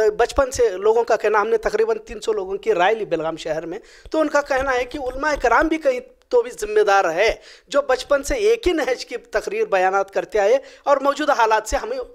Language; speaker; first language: Urdu; native; Urdu